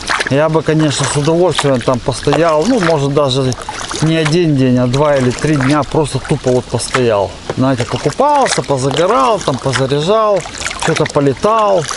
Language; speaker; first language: Russian; native; Russian